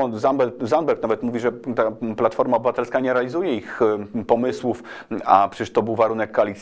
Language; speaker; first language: Polish; native; Polish